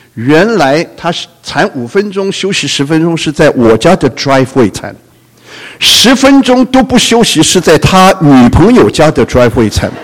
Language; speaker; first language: Chinese; non-native, local second language; Cantonese